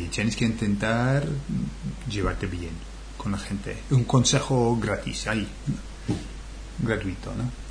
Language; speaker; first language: Spanish; non-native, fluent; English